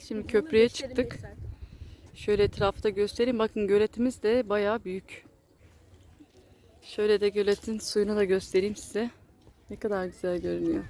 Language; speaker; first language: Turkish; native; Turkish